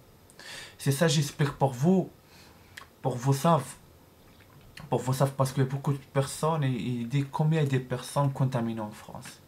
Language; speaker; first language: French; non-native, learner; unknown